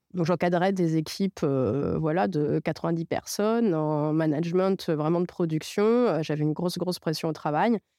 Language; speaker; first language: French; non-native, local second language; Arabic